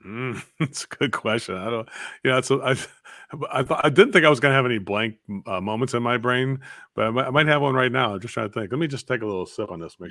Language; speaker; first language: English; native; English